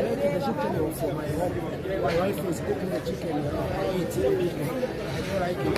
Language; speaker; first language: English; non-native, learner; Korean